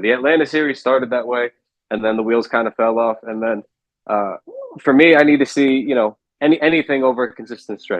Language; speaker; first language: English; native; English